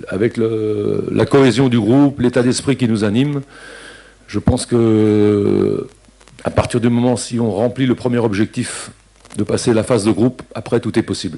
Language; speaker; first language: French; native; French